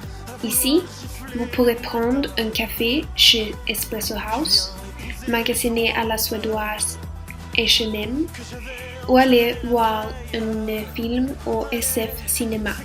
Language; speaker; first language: French; non-native, learner; Swedish